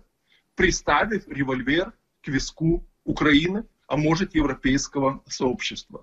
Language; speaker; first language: Russian; non-native, fluent; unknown